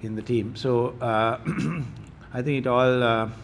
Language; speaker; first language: English; non-native, local second language; Sinhala